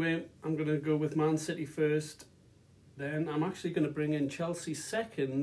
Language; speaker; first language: English; native; English